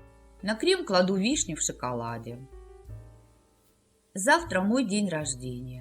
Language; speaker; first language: Russian; native; Russian